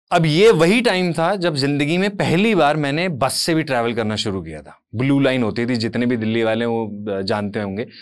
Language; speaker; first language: Hindi; native; Hindi